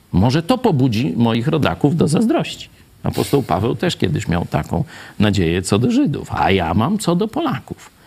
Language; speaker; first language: Polish; native; Polish